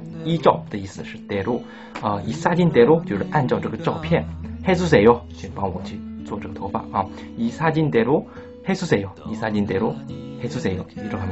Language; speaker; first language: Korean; non-native, fluent; Chinese